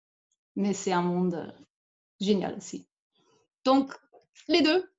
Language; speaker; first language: French; non-native, fluent; German